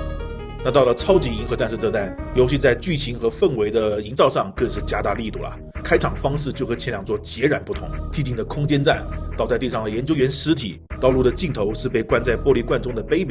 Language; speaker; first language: Chinese; native; Chinese